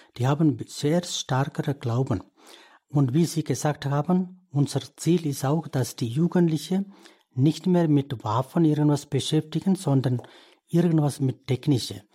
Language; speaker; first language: German; non-native, learner; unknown